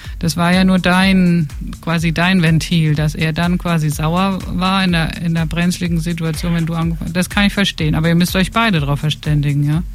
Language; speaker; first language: German; native; German